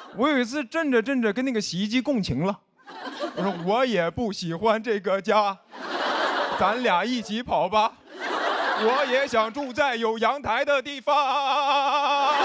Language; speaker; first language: Chinese; native; Chinese